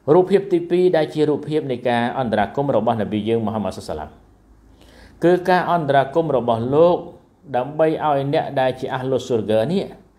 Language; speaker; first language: Khmer; non-native, local second language; Western Cham